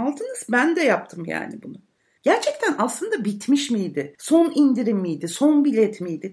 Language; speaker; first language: Turkish; native; Turkish